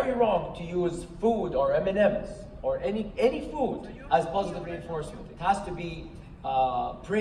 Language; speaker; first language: English; non-native, fluent; Arabic